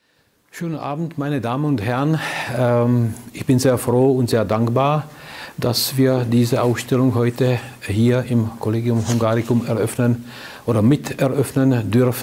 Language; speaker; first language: German; non-native, fluent; Czech